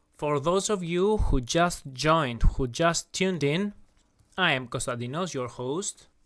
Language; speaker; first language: English; non-native, fluent; Greek